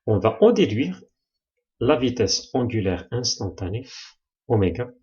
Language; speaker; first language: French; non-native, local second language; Arabic